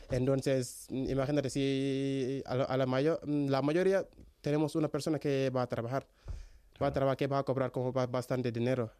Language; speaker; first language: Spanish; non-native, learner; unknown